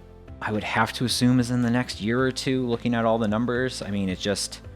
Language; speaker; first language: English; native; English